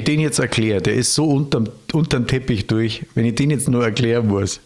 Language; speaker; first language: German; native; German